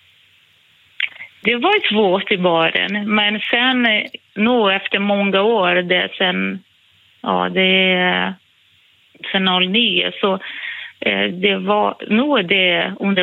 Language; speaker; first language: Swedish; non-native, fluent; Portuguese